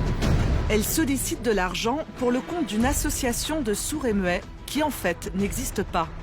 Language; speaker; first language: French; native; French